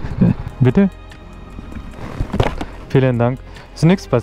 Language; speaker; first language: German; non-native, learner; Urdu